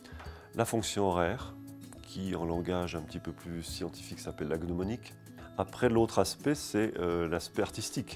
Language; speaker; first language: French; native; French